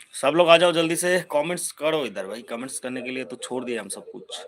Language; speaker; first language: Hindi; non-native, local second language; Bangla